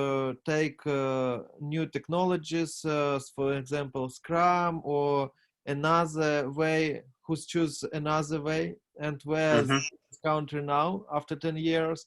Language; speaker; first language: English; non-native, learner; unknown